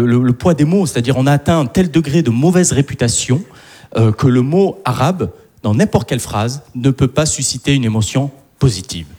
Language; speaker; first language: French; early bilingual, other home language; Arabic